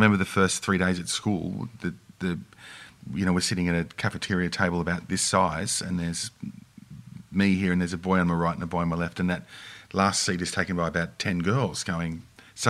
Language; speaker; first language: English; native; English